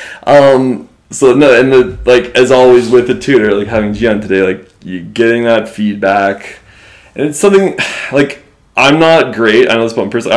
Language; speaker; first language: English; native; English